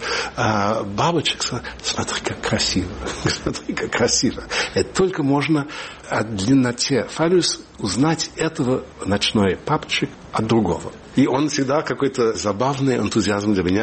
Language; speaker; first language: Russian; early bilingual, heritage; Russian